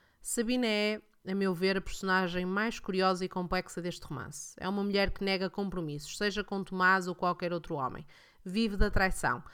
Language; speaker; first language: Portuguese; native; Portuguese